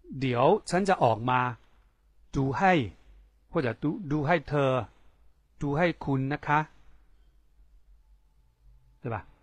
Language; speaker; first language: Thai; non-native, fluent; Chinese